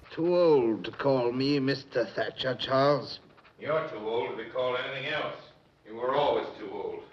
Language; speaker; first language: Portuguese; native; Portuguese